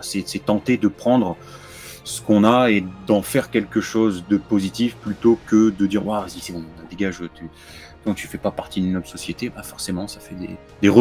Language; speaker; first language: French; native; French